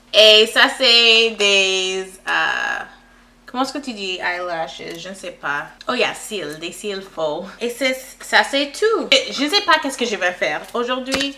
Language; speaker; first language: French; non-native, local second language; English